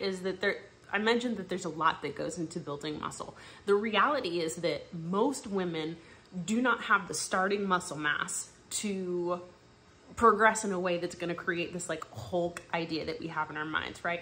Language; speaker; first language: English; native; English